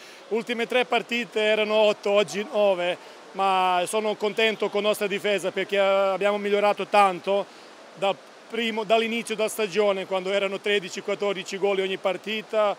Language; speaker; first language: Italian; non-native, learner; Serbian